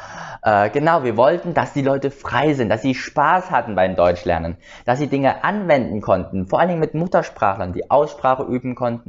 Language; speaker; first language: German; early bilingual, other home language; Vietnamese